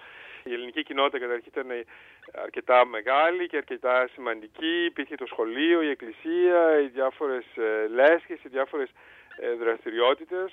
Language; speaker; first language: Greek; early bilingual, heritage; Greek